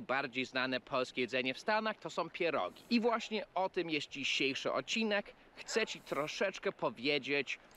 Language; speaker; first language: Polish; non-native, fluent; English